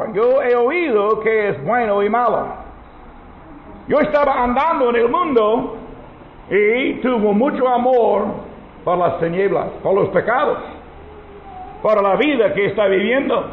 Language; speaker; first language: Spanish; non-native, learner; English